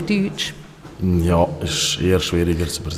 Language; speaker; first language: German; early bilingual, other home language; Albanian